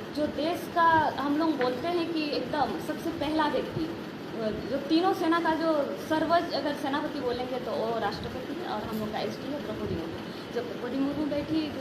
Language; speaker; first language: Hindi; non-native, local second language; Santali